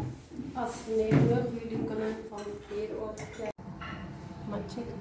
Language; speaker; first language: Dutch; non-native, learner; Kurdish